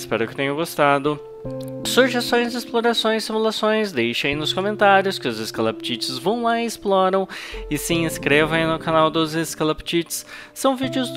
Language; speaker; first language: Portuguese; native; Portuguese